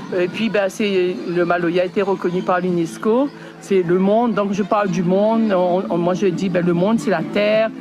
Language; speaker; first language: French; native; French